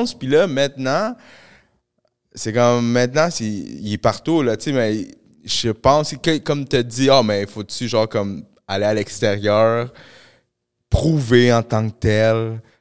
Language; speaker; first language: French; early bilingual, other home language; Spanish